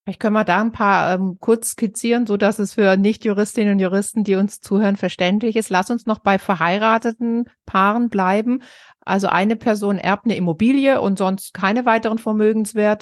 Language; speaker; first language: German; native; German